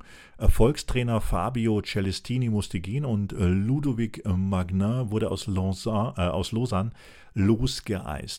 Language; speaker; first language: German; native; German